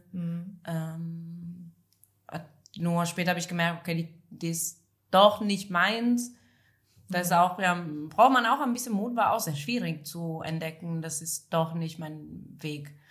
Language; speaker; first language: German; non-native, fluent; Italian